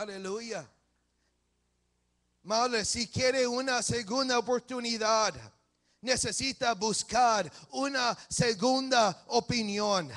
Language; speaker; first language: Spanish; early bilingual, heritage; English